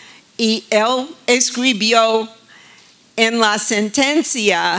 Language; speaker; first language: Spanish; non-native, fluent; English